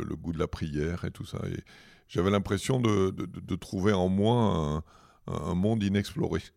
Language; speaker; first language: French; native; French